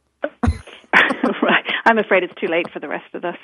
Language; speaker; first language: English; native; English